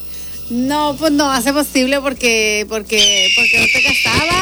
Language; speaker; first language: Spanish; native; Spanish